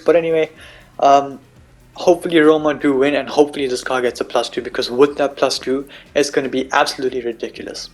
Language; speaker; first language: English; native; English